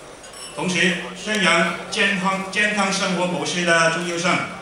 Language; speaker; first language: Chinese; non-native, local second language; Cantonese